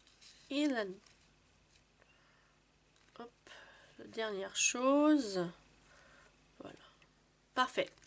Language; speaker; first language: French; non-native, fluent; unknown